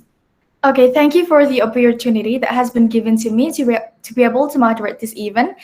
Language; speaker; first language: English; non-native, learner; Indonesian